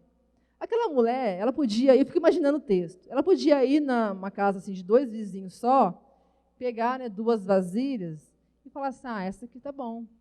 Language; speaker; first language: Portuguese; native; Portuguese